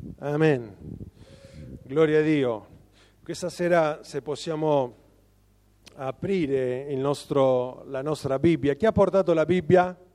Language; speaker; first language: Italian; non-native, fluent; Spanish